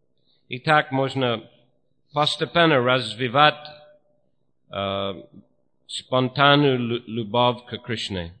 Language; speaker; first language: Russian; non-native, fluent; English